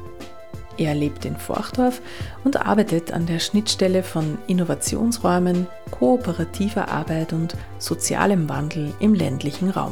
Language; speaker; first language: German; native; German